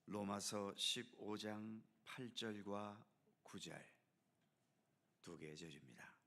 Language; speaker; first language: Korean; native; Korean